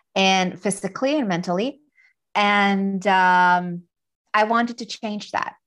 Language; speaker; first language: English; non-native, fluent; Finnish